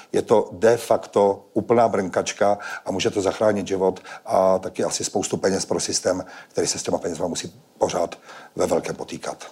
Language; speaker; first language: Czech; native; Czech